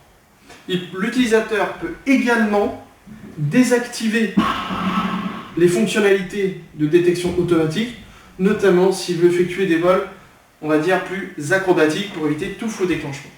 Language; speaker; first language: French; native; French